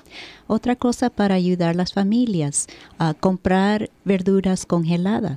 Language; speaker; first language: Spanish; early bilingual, heritage; Spanish